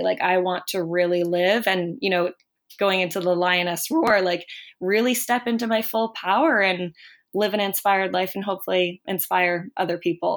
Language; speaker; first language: English; native; English